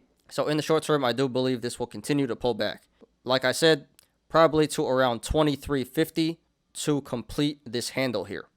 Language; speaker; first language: English; native; English